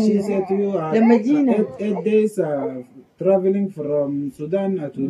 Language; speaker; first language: English; non-native, learner; Arabic